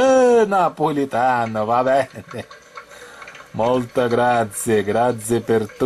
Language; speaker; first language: Italian; non-native, learner; Portuguese